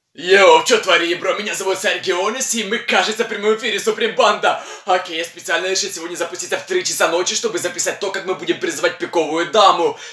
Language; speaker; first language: Russian; non-native, local second language; Ukrainian